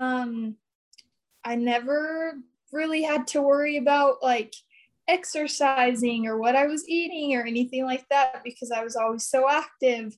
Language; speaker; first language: English; native; English